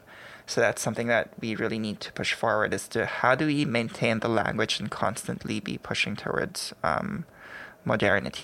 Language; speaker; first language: English; non-native, local second language; Filipino